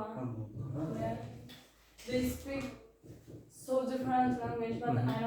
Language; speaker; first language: English; non-native, learner; Turkish